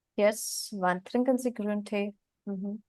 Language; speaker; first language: German; non-native, fluent; Marathi